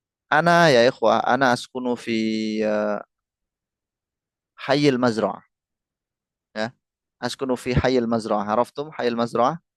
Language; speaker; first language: Arabic; non-native, fluent; Indonesian